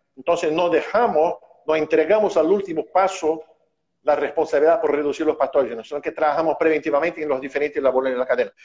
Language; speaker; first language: Spanish; non-native, fluent; Portuguese